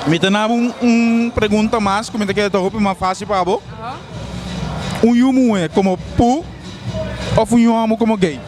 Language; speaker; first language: Portuguese; non-native, learner; Dutch